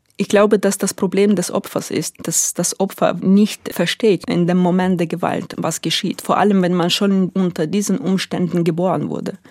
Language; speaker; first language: German; non-native, fluent; Ukrainian